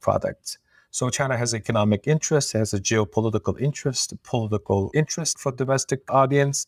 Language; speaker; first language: English; non-native, fluent; Uyghur